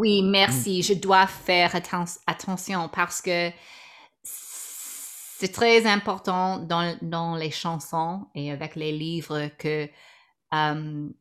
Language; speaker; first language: French; non-native, learner; English